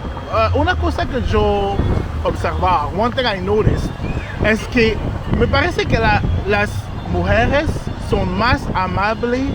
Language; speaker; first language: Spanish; non-native, learner; English